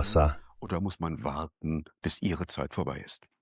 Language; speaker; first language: German; native; German